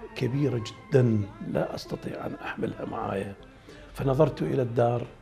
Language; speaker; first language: Arabic; native; Arabic